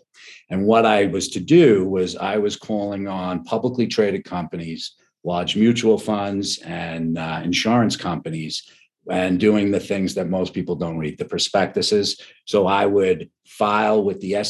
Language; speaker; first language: English; native; English